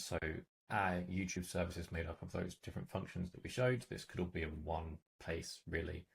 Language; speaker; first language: English; native; English